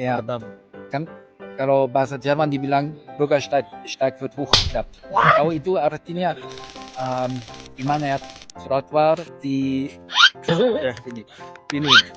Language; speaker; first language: Indonesian; non-native, fluent; German